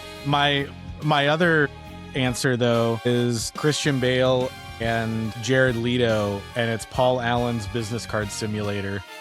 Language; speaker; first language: English; native; English